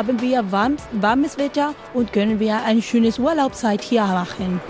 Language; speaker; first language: German; non-native, learner; Spanish